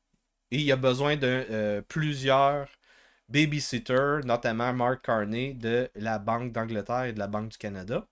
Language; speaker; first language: French; native; French